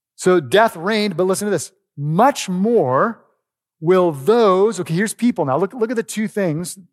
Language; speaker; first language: English; native; English